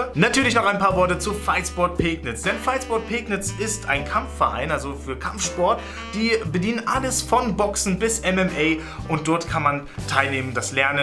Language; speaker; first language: German; native; German